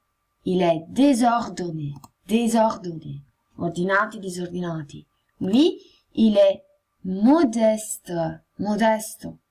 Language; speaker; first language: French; non-native, fluent; Italian